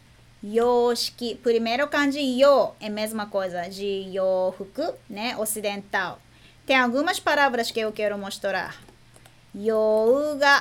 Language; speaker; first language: Portuguese; non-native, fluent; Japanese